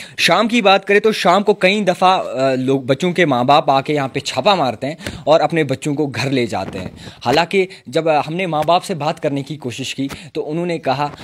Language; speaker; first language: Urdu; non-native, local second language; Kashmiri